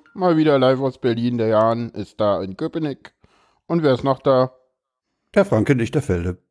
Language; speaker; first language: German; native; German